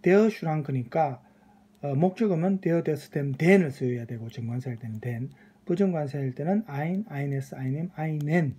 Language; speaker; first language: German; non-native, fluent; Korean